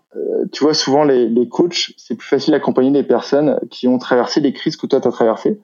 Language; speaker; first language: French; native; French